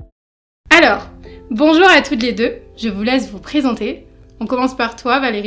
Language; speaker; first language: French; native; French